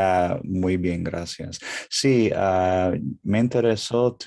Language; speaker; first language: Spanish; early bilingual, heritage; English